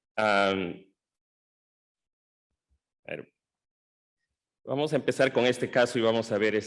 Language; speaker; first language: Spanish; native; Spanish